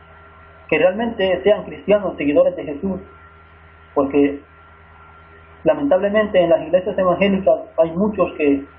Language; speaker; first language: Spanish; native; Spanish